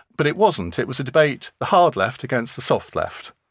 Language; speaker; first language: English; native; English